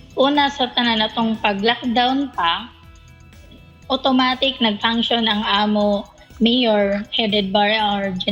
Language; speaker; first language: Cebuano; native; Cebuano